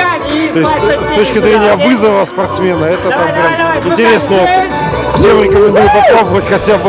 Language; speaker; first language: Russian; native; Russian